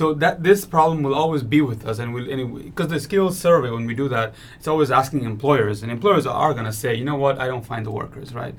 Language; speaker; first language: English; non-native, local second language; Nepali